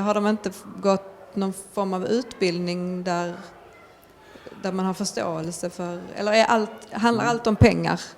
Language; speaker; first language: Swedish; native; Swedish